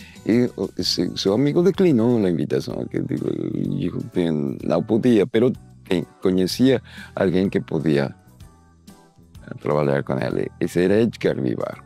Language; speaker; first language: Portuguese; non-native, learner; Spanish